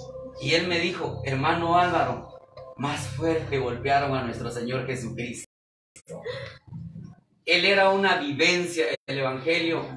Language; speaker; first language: Spanish; native; Spanish